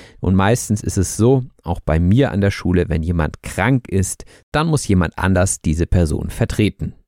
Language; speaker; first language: German; native; German